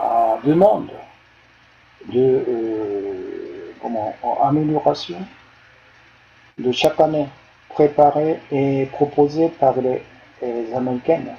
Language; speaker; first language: French; non-native, fluent; Japanese